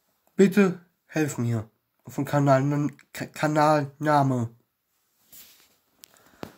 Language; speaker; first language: German; non-native, learner; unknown